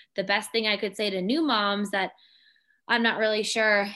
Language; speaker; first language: English; native; English